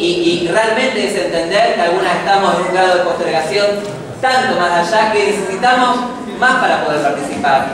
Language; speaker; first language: Spanish; native; Spanish